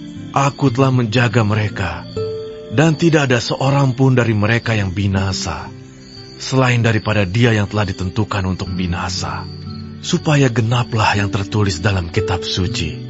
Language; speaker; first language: Indonesian; native; Indonesian